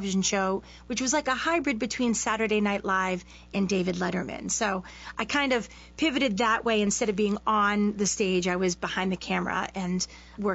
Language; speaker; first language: English; native; English